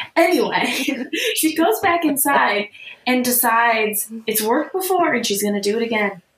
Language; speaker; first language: English; native; English